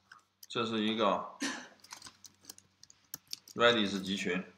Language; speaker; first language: Chinese; native; Chinese